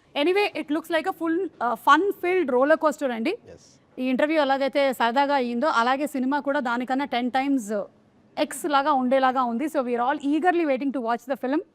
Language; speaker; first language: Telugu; non-native, local second language; Malayalam